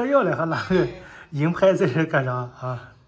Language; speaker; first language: Chinese; native; Chinese